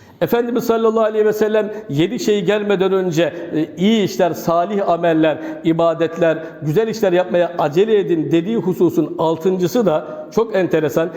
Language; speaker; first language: Turkish; native; Turkish